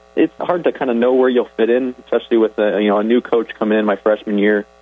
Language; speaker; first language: English; native; English